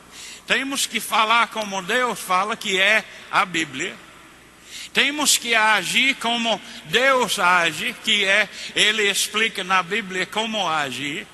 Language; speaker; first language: Portuguese; non-native, fluent; English